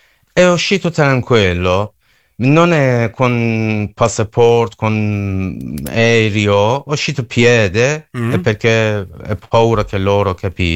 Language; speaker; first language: Italian; non-native, learner; Persian